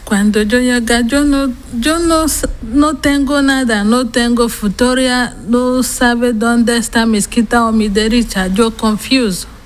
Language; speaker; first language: Spanish; non-native, learner; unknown